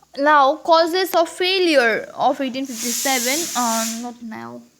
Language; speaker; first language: English; non-native, local second language; Hindi